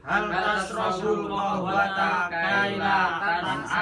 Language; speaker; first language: Arabic; non-native, learner; Indonesian